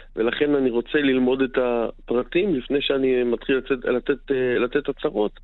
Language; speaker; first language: Hebrew; native; Hebrew